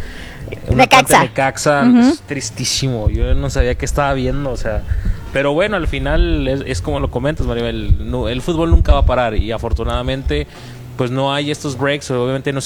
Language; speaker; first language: Spanish; native; Spanish